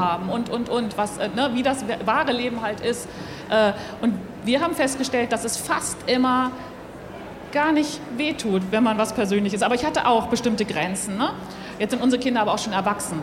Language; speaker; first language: German; native; German